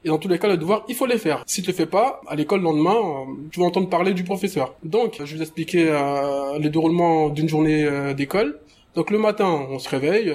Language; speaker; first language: French; early bilingual, other home language; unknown